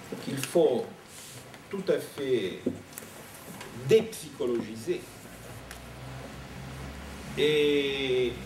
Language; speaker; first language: French; non-native, fluent; Italian